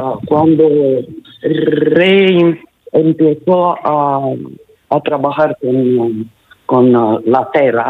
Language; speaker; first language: Spanish; non-native, learner; Italian